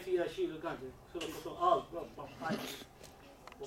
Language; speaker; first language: Swedish; non-native, learner; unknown